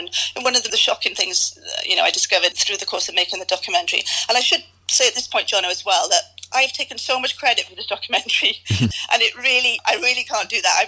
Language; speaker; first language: English; native; English